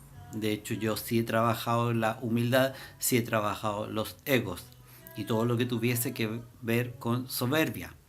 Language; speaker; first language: Spanish; native; Spanish